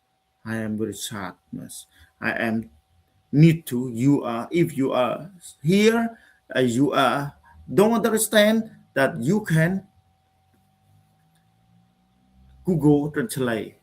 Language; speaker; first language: English; non-native, learner; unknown